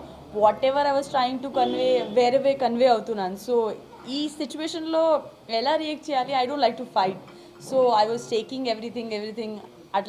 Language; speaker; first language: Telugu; non-native, local second language; Gujarati